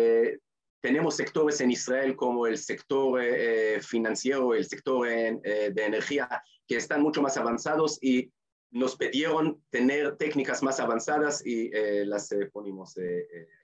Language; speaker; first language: Spanish; non-native, fluent; Hebrew